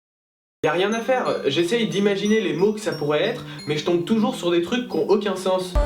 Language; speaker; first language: French; native; French